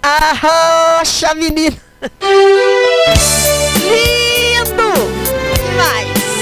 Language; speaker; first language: Portuguese; native; Portuguese